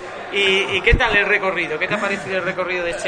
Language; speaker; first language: Spanish; native; Spanish